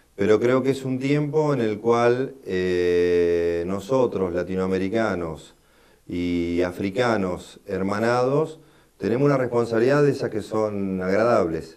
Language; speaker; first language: Spanish; native; Spanish